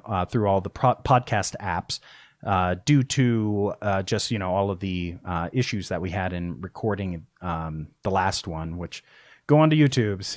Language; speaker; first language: English; native; English